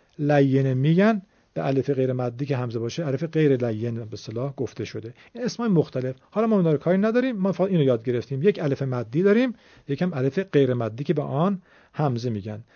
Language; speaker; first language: Persian; native; Persian